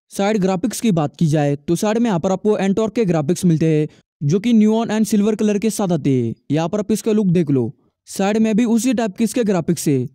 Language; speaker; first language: Hindi; native; Hindi